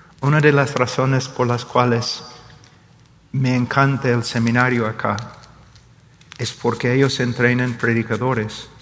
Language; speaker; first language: Spanish; non-native, fluent; English